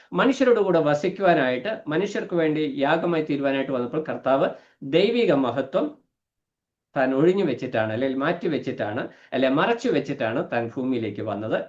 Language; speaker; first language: Malayalam; native; Malayalam